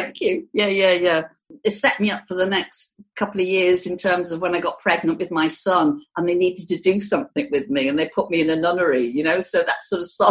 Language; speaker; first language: English; native; English